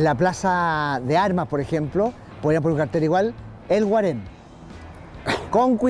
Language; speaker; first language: Spanish; native; Spanish